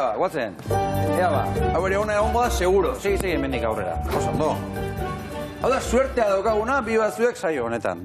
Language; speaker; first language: Basque; native; Basque